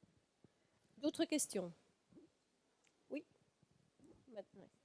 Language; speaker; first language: French; native; French